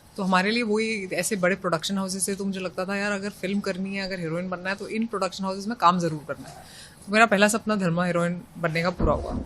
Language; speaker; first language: Hindi; native; Hindi